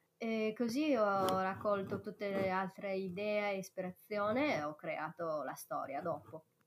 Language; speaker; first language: Italian; non-native, fluent; Chinese